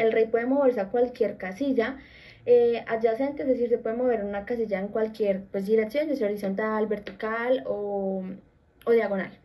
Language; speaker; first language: Spanish; native; Spanish